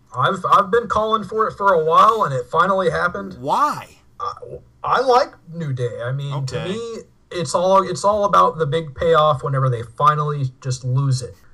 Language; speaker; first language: English; native; English